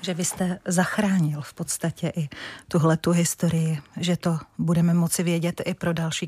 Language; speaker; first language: Czech; native; Czech